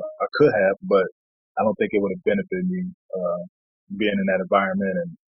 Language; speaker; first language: English; native; English